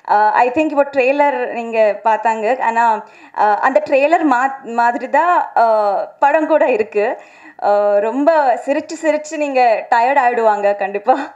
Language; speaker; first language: Tamil; non-native, learner; Telugu